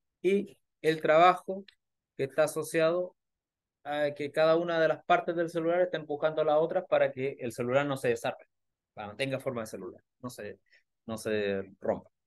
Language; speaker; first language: Spanish; native; Spanish